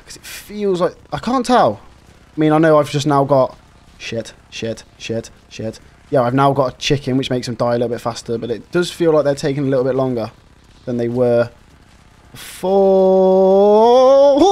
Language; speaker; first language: English; native; English